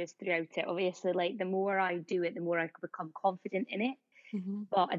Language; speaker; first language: English; native; English